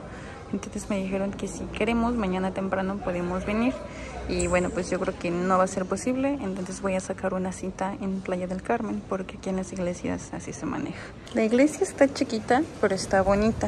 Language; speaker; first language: Spanish; native; Spanish